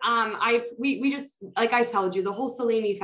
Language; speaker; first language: English; non-native, fluent; Polish